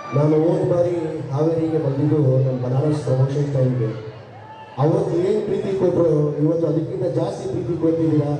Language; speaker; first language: Kannada; non-native, local second language; Urdu